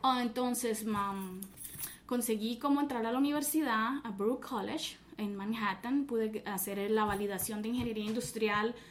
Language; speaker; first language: Spanish; native; Spanish